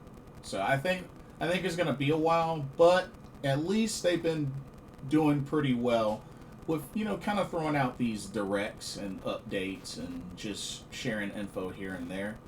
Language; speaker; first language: English; native; English